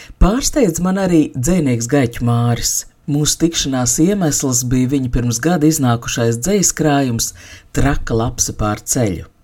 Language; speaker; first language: Latvian; native; Latvian